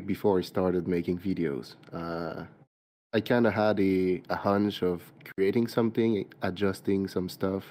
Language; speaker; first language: English; non-native, fluent; French